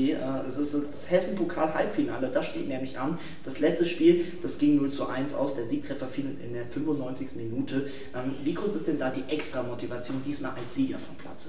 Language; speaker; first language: German; native; German